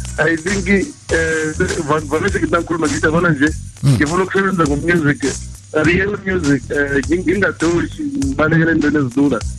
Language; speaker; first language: Zulu; non-native, local second language; South Ndebele